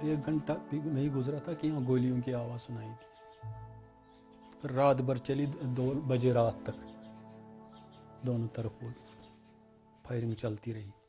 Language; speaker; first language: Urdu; non-native, local second language; Kashmiri